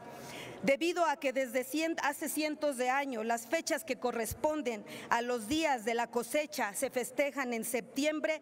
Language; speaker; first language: Spanish; native; Spanish